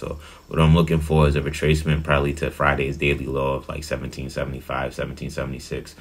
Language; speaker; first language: English; native; English